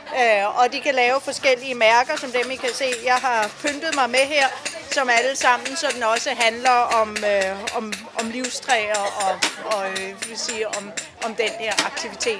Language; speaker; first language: Danish; native; Danish